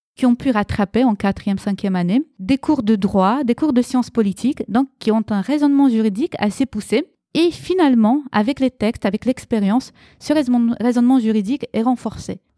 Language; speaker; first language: French; early bilingual, other home language; Romanian